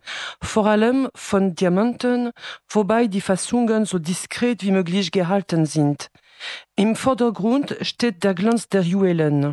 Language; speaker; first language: German; non-native, fluent; French